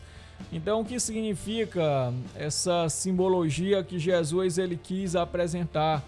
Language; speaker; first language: Portuguese; native; Portuguese